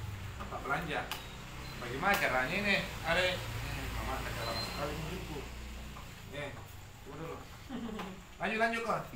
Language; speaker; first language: Indonesian; native; Indonesian